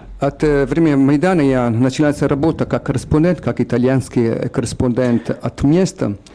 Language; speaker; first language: Russian; non-native, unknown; Italian